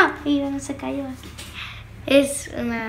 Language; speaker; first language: Spanish; early bilingual, heritage; Spanish